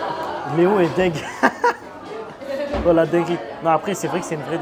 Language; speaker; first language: French; native; French